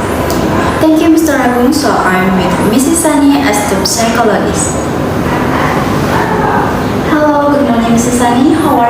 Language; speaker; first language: English; non-native, learner; Indonesian